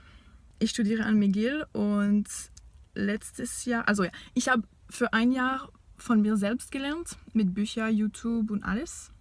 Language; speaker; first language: German; non-native, fluent; French